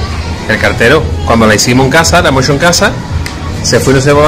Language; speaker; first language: Spanish; native; Spanish